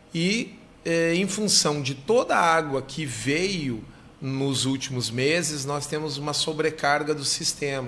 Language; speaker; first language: Portuguese; native; Portuguese